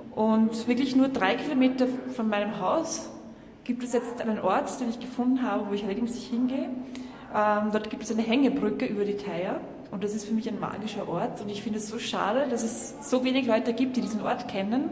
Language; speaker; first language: German; native; German